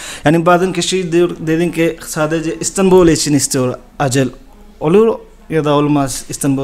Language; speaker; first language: Turkish; non-native, learner; Urdu